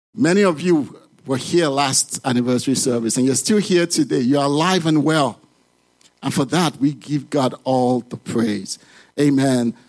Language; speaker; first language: English; non-native, local second language; Yoruba